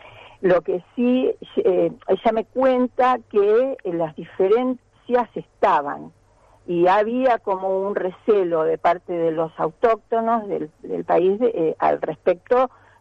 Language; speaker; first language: Spanish; native; Spanish